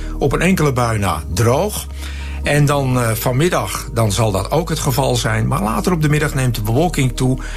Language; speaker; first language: Dutch; native; Dutch